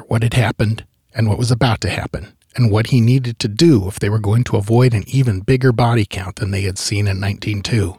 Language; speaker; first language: English; native; English